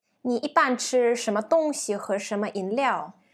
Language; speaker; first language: Chinese; non-native, learner; Russian